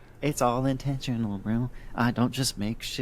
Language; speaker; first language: English; native; English